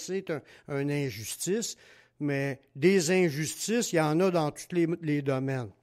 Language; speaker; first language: French; native; French